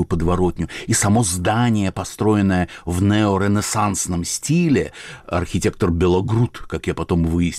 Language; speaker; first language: Russian; native; Russian